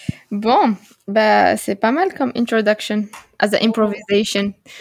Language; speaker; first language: French; non-native, local second language; Arabic